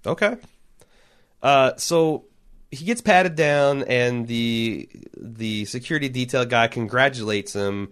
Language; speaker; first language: English; native; English